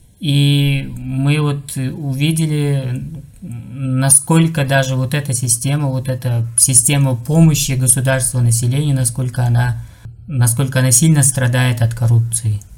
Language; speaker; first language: Russian; non-native, local second language; Uzbek